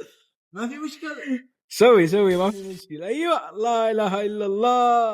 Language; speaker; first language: Arabic; non-native, learner; Bangla